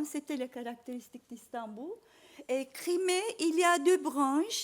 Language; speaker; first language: French; non-native, learner; Turkish